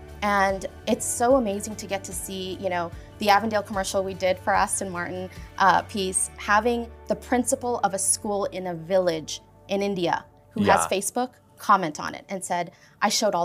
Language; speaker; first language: English; native; English